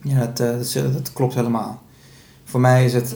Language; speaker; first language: Dutch; early bilingual, other home language; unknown